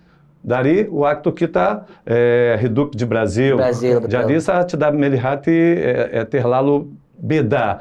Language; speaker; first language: Indonesian; non-native, fluent; Portuguese